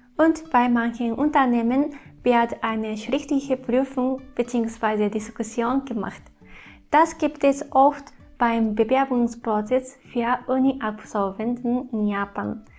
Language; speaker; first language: German; non-native, fluent; Japanese